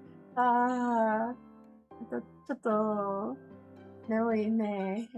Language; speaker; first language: Japanese; non-native, learner; English